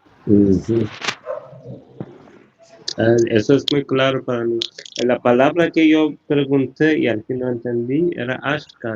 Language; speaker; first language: Spanish; non-native, fluent; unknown